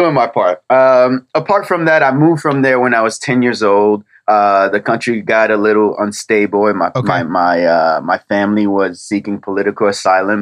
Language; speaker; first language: English; early bilingual, other home language; French